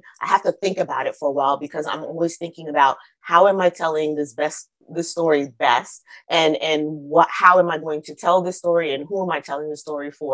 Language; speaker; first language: English; early bilingual, other home language; Akan